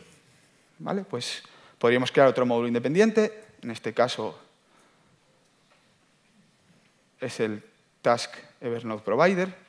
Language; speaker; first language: Spanish; native; Spanish